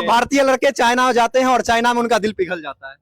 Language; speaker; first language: Hindi; native; Hindi